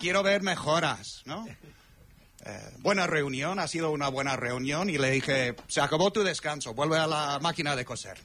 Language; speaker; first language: Spanish; non-native, fluent; English